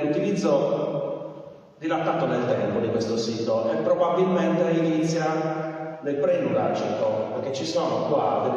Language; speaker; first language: Italian; native; Italian